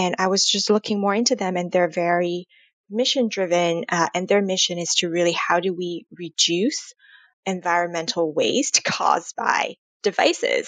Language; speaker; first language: English; non-native, local second language; Cantonese